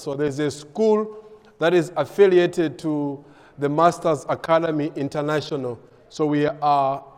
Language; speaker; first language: English; non-native, local second language; Nyanja